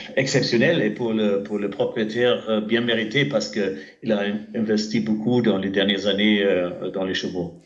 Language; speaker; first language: French; non-native, fluent; German